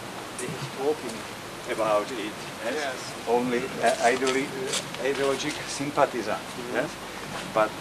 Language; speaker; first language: English; non-native, fluent; Czech